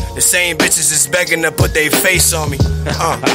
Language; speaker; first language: English; native; English